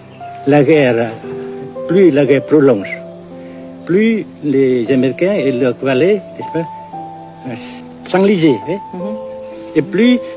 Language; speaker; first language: French; non-native, fluent; Vietnamese